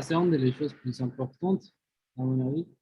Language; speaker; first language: French; non-native, learner; Spanish